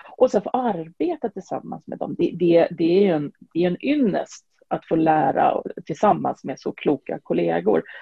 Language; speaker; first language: Swedish; native; Swedish